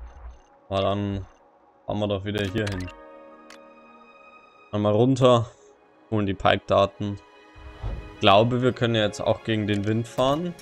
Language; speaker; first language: German; native; German